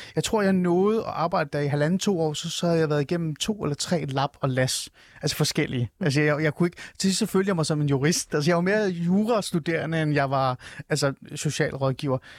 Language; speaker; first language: Danish; early bilingual, other home language; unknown